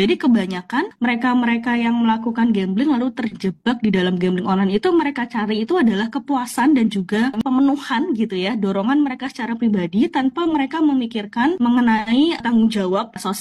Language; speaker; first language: Indonesian; native; Indonesian